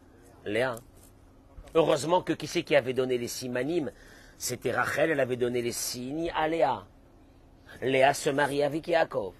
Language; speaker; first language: French; native; French